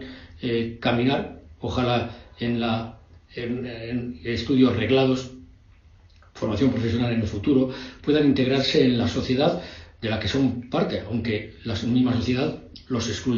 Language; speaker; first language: Spanish; native; Spanish